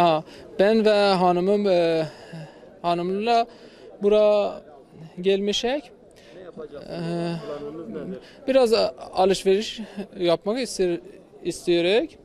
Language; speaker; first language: Turkish; non-native, learner; Azerbaijani